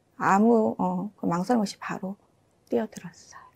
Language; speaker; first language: Korean; native; Korean